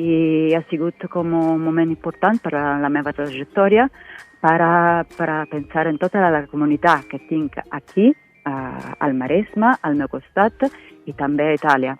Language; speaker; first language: Catalan; non-native, fluent; Italian